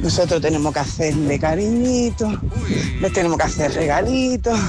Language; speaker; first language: Spanish; native; Spanish